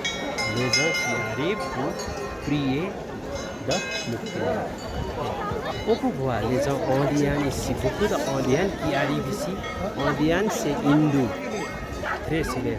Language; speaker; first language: French; non-native, learner; Nepali